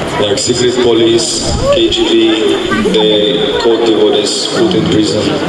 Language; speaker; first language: English; non-native, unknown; Russian